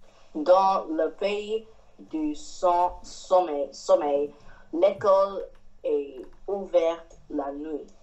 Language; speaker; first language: French; non-native, learner; Chinese